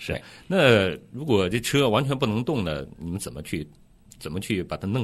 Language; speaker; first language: Chinese; native; Chinese